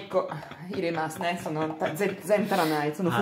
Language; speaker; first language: Japanese; non-native, learner; Italian